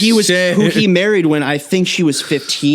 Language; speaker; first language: English; native; English